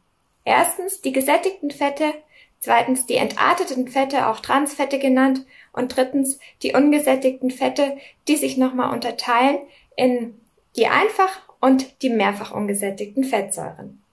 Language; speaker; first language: German; native; German